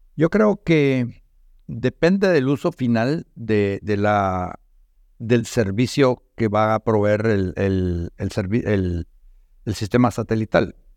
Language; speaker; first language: Spanish; native; Spanish